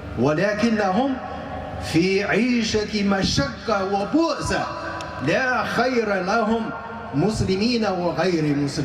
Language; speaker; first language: Arabic; non-native, fluent; Chinese